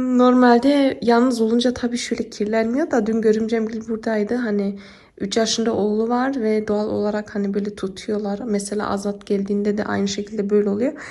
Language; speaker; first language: Turkish; early bilingual, heritage; Turkish